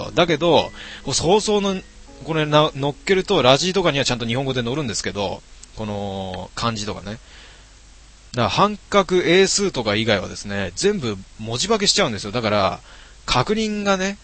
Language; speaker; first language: Japanese; native; Japanese